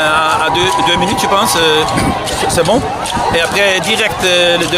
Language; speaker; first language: French; non-native, learner; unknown